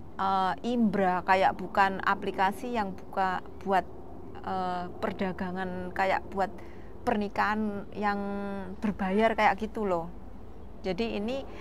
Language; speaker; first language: Indonesian; non-native, local second language; Javanese